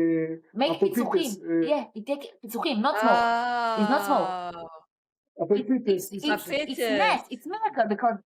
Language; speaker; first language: English; non-native, learner; Hebrew